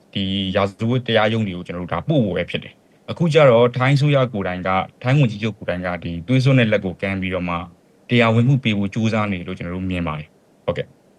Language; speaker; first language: Burmese; native; Burmese